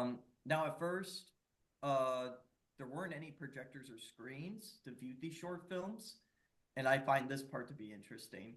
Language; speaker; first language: English; native; English